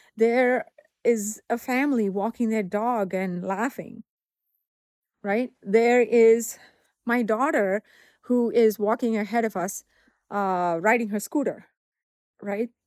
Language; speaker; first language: English; non-native, local second language; Tamil